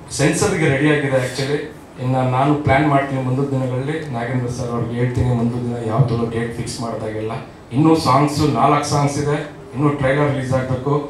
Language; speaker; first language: Kannada; native; Kannada